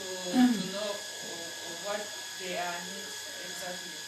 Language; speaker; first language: English; non-native, learner; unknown